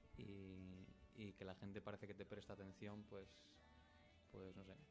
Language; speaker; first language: Spanish; non-native, fluent; English